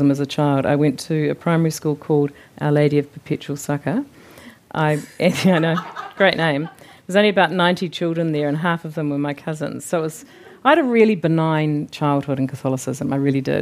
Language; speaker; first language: English; native; English